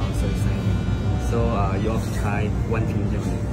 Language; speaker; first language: English; non-native, learner; Thai